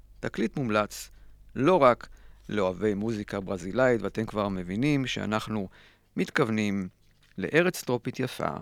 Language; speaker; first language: Hebrew; native; Hebrew